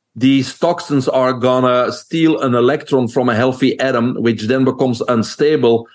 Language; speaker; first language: English; non-native, fluent; French